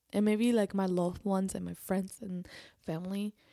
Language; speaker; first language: English; non-native, fluent; Spanish